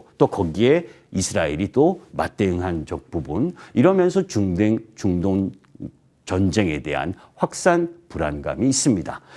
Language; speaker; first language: Korean; native; Korean